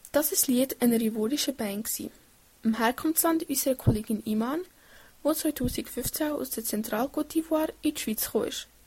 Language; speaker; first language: German; native; German